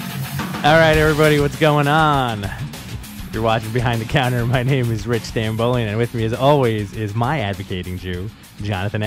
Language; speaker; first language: English; native; English